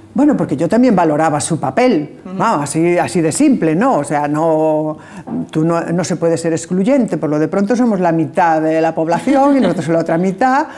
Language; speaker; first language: Spanish; native; Spanish